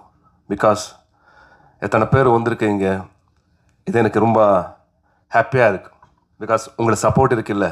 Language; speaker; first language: Tamil; non-native, learner; Kannada